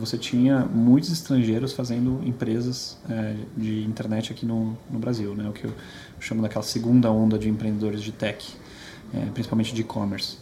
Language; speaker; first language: Portuguese; early bilingual, other home language; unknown